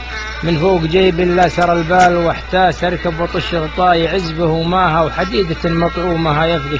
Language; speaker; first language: Arabic; native; Arabic